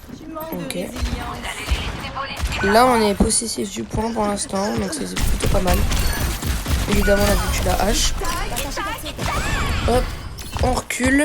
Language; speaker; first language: French; native; French